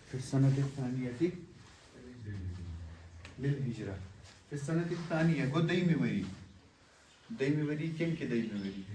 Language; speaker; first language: Arabic; non-native, learner; Kashmiri